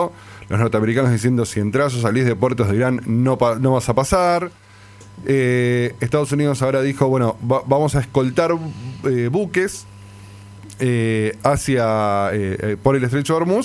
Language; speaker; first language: Spanish; native; Spanish